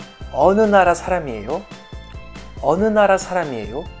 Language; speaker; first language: Korean; non-native, fluent; French